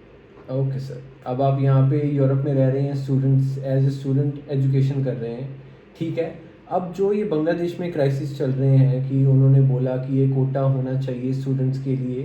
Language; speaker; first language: Hindi; native; Hindi